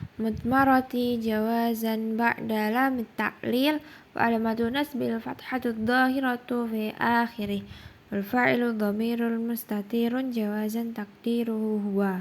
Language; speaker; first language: Arabic; non-native, learner; Indonesian